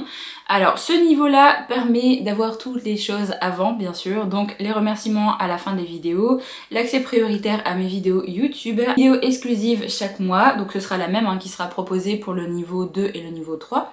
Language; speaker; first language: French; native; French